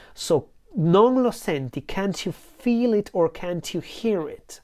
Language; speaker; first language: English; non-native, fluent; Italian